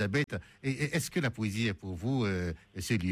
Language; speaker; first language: French; native; French